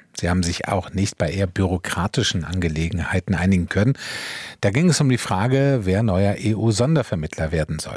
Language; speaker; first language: German; native; German